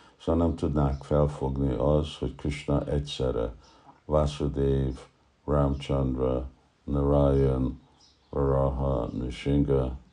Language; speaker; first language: Hungarian; early bilingual, heritage; Hungarian